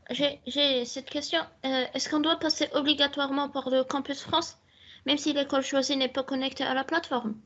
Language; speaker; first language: French; non-native, local second language; Arabic